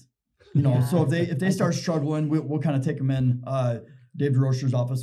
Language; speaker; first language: English; native; English